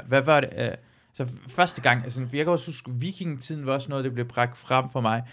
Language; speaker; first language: Danish; early bilingual, other home language; Persian